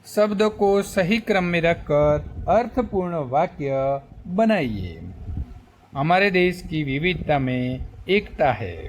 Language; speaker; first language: Hindi; non-native, local second language; Gujarati